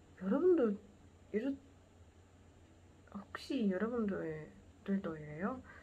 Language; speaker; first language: Korean; non-native, learner; Portuguese